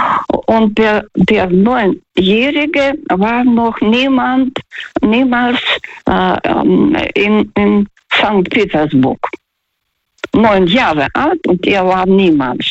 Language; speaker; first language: German; non-native, fluent; Russian